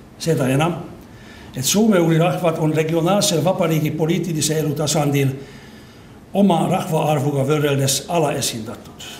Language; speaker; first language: Estonian; non-native, fluent; Hungarian